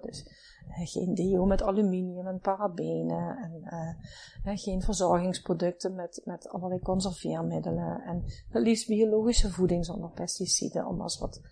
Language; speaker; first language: Dutch; native; Dutch